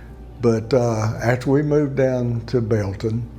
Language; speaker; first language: English; native; English